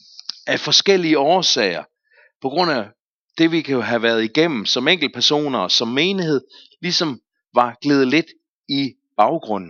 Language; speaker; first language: Danish; native; Danish